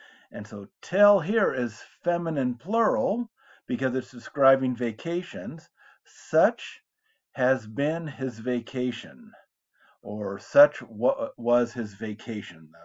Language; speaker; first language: English; native; English